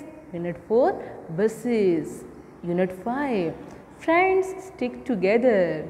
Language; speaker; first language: English; non-native, local second language; Urdu